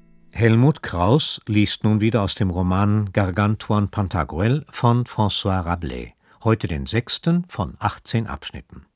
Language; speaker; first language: German; native; German